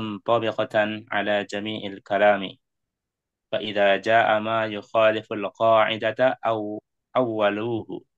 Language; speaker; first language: Arabic; non-native, fluent; Indonesian